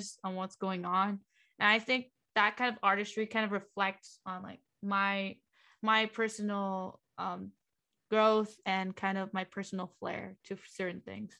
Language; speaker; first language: English; non-native, fluent; Vietnamese